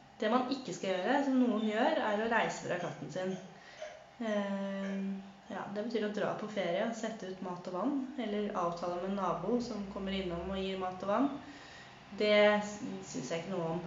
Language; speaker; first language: Norwegian; native; Norwegian